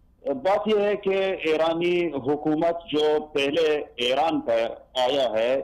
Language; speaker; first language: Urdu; non-native, fluent; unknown